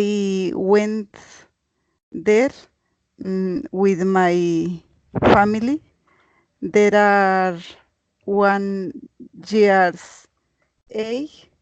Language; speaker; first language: English; non-native, learner; Spanish